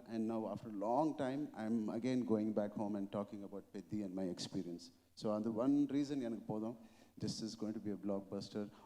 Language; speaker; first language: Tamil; non-native, local second language; Telugu